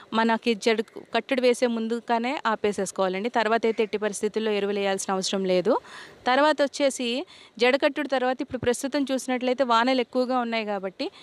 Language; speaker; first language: Telugu; native; Telugu